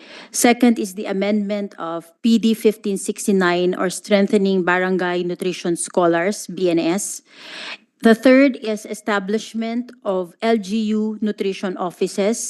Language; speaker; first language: English; non-native, local second language; Filipino